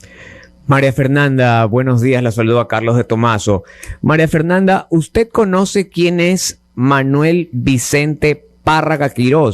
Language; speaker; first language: Spanish; native; Spanish